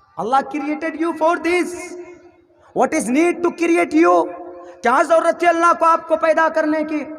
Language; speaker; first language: Urdu; native; Urdu